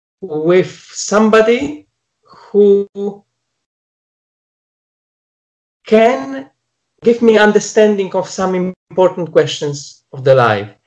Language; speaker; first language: English; non-native, fluent; Polish